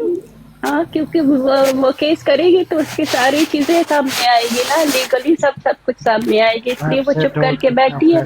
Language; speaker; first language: Hindi; native; Hindi